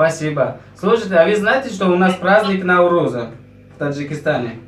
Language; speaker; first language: Russian; non-native, local second language; Tajik